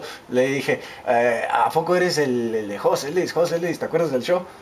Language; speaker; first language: Spanish; native; Spanish